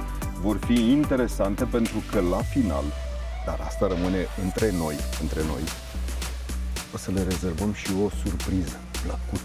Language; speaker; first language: Romanian; native; Romanian